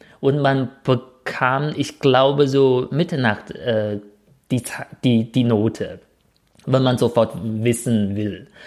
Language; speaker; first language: German; non-native, fluent; Chinese